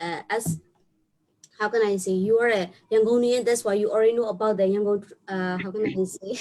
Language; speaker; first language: English; non-native, learner; Burmese